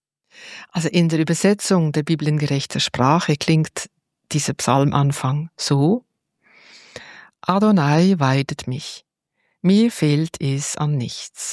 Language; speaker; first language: German; native; German